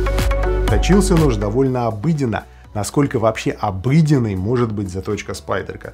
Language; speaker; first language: Russian; native; Russian